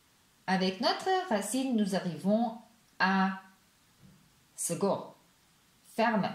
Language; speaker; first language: French; non-native, fluent; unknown